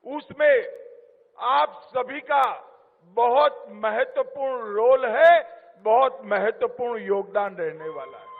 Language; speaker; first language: Hindi; non-native, local second language; Gujarati